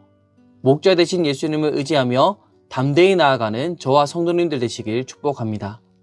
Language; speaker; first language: Korean; native; Korean